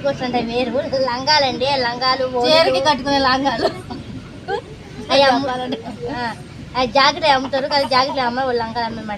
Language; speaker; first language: Telugu; native; Telugu